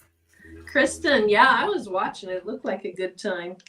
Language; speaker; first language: English; native; English